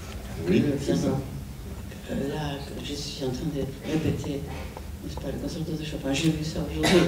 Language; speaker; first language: French; non-native, fluent; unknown